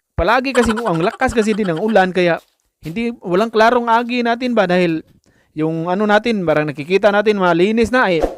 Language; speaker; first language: Filipino; non-native, local second language; Cebuano